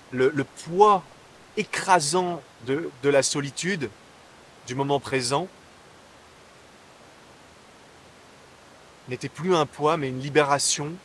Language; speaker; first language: French; native; French